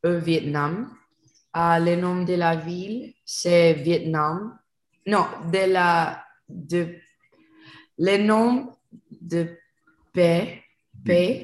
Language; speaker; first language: French; non-native, learner; Spanish